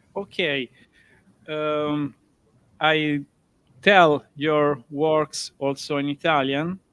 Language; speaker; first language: English; non-native, learner; Italian